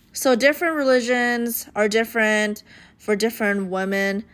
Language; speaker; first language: English; native; English